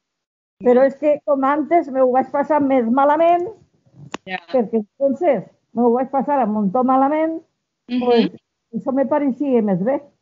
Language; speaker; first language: Catalan; non-native, local second language; Spanish